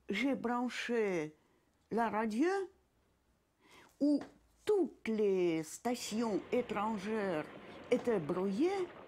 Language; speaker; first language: French; non-native, fluent; Russian